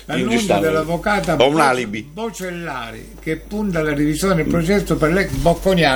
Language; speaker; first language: Italian; native; Italian